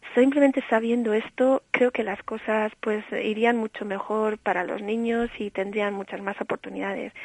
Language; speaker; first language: Spanish; early bilingual, heritage; Spanish